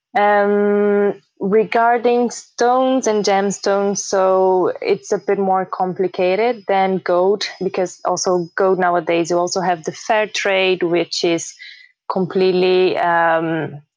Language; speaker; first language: English; early bilingual, heritage; Portuguese